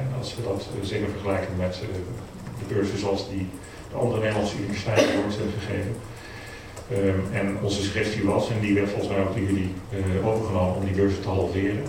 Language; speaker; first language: Dutch; native; Dutch